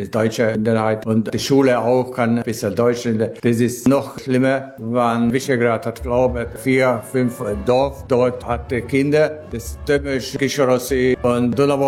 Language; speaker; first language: German; early bilingual, heritage; Hungarian